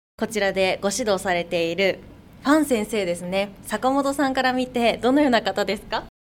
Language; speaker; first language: Japanese; native; Japanese